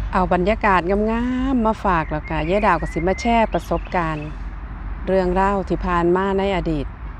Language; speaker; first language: Thai; native; Thai